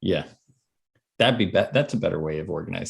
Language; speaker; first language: English; native; English